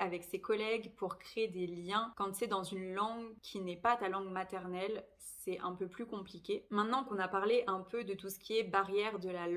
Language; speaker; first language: French; native; French